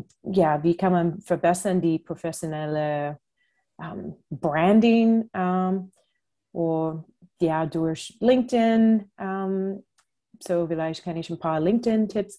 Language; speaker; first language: German; non-native, fluent; English